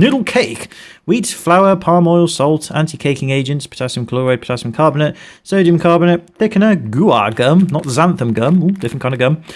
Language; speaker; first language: English; native; English